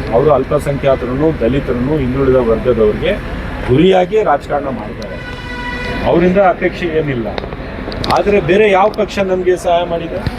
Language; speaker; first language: Kannada; non-native, local second language; Urdu